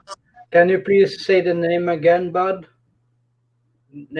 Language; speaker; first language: English; non-native, fluent; Norwegian